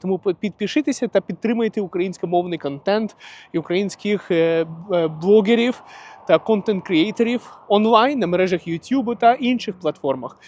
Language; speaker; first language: Ukrainian; non-native, local second language; Russian